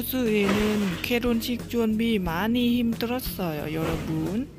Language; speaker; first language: Korean; non-native, learner; Lao